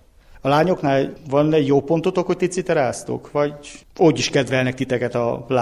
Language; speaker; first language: Hungarian; native; Hungarian